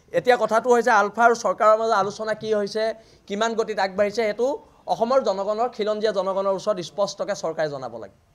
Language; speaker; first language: Assamese; native; Assamese